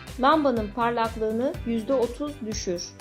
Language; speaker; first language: Turkish; native; Turkish